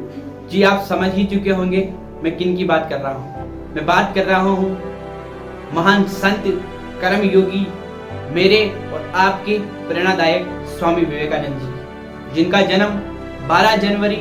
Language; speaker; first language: Hindi; native; Hindi